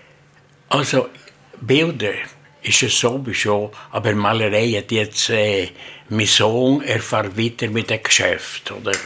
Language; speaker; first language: German; non-native, learner; Italian